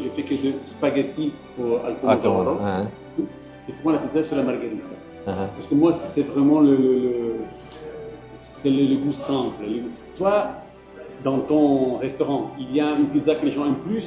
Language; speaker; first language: French; non-native, fluent; Italian